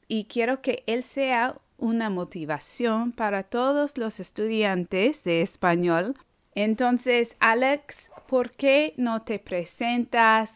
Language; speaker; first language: Spanish; non-native, fluent; English